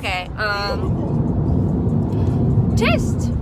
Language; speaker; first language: Polish; non-native, learner; English